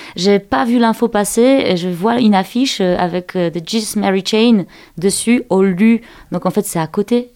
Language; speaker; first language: French; non-native, fluent; Polish